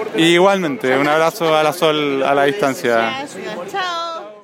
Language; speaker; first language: Spanish; native; Spanish